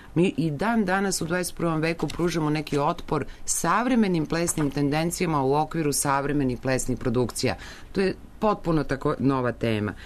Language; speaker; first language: Serbian; native; Serbian